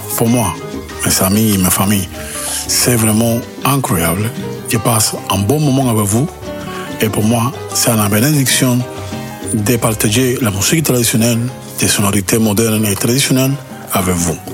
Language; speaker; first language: French; non-native, learner; Spanish